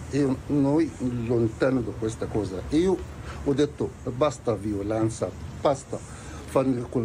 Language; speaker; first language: Italian; non-native, learner; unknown